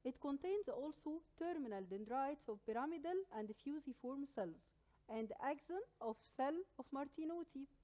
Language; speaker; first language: English; non-native, local second language; Arabic